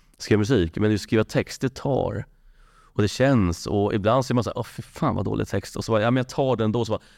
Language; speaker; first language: Swedish; native; Swedish